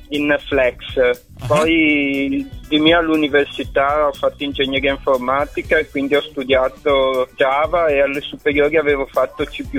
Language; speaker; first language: Italian; native; Italian